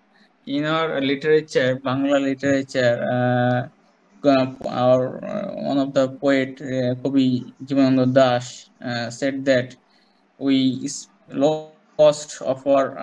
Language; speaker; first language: English; non-native, learner; Bangla